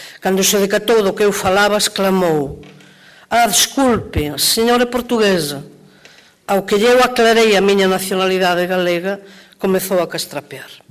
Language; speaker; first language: Galician; native; Galician